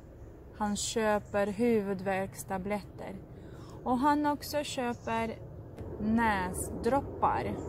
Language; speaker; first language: Swedish; non-native, fluent; Russian